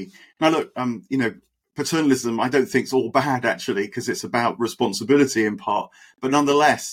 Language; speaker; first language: English; native; English